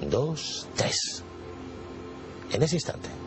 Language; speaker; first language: Spanish; native; Spanish